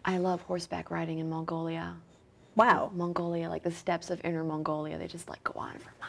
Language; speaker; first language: English; early bilingual, other home language; French